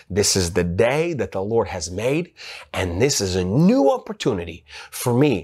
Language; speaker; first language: English; non-native, fluent; Ukrainian